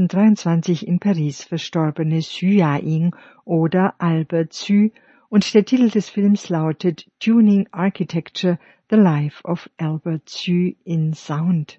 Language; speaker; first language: German; native; German